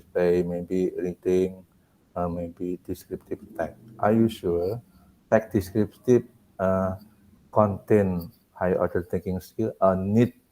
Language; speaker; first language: English; non-native, learner; Indonesian